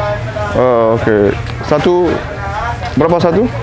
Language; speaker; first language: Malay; non-native, fluent; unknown